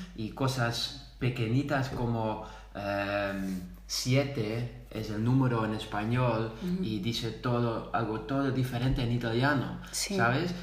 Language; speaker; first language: Spanish; non-native, fluent; Dutch